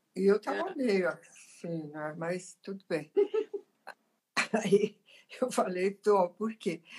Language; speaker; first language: Portuguese; early bilingual, other home language; Italian